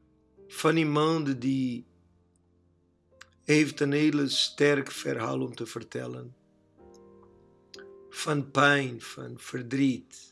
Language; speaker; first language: Dutch; non-native, learner; Portuguese